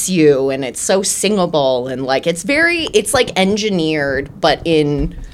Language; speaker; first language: English; native; English